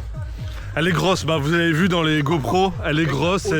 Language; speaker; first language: French; native; French